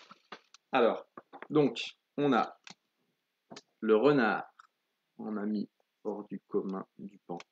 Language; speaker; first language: French; native; French